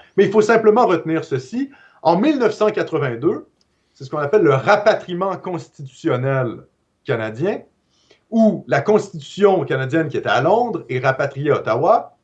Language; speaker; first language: French; native; French